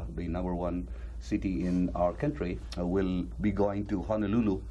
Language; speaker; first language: English; non-native, local second language; Cebuano